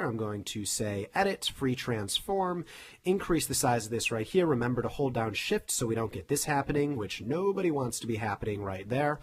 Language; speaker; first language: English; native; English